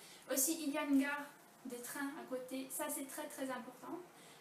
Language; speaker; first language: French; non-native, fluent; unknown